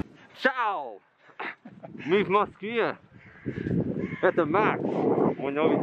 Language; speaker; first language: Russian; non-native, learner; English